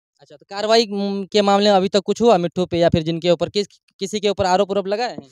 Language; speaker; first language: Hindi; native; Hindi